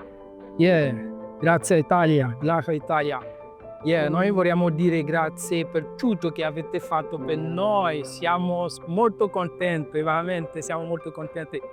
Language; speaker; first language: Italian; non-native, learner; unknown